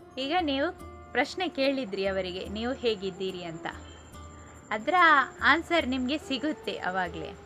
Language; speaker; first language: Kannada; non-native, local second language; Tulu